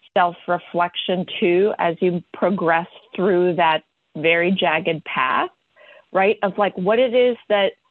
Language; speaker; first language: English; early bilingual, other home language; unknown